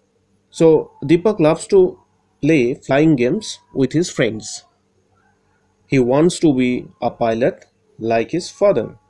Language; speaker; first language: English; non-native, local second language; Bangla